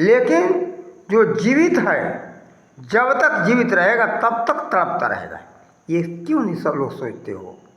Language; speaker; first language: Hindi; native; Hindi